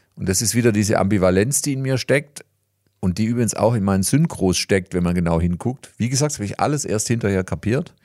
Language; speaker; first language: German; native; German